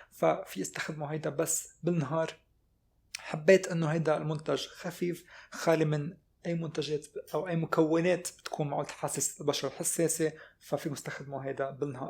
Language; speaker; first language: Arabic; native; Arabic